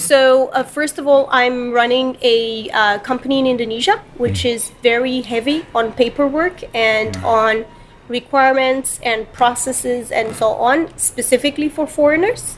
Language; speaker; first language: English; non-native, fluent; Romanian